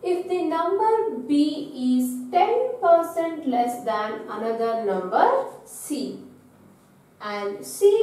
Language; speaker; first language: English; non-native, local second language; Kannada